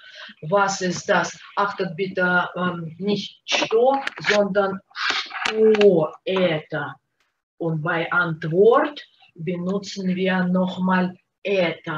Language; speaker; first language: German; non-native, fluent; Russian